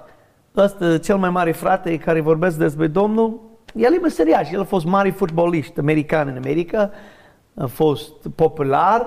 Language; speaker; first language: Romanian; non-native, learner; English